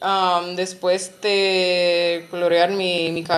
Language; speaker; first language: Spanish; non-native, learner; English